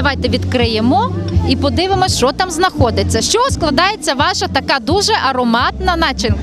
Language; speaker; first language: Ukrainian; native; Ukrainian